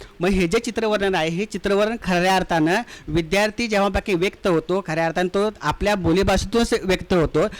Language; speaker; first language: Marathi; native; Marathi